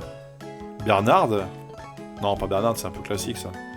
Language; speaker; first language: French; native; French